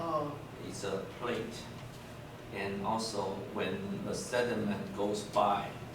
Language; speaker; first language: English; non-native, fluent; Chinese